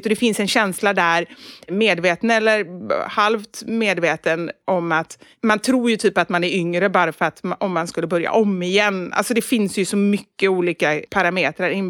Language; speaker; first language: Swedish; native; Swedish